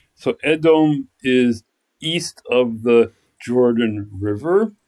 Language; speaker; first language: English; native; English